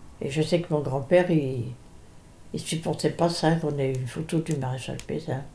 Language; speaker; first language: French; native; French